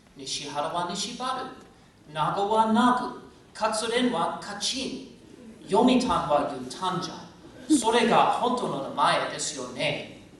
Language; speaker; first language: Japanese; non-native, fluent; English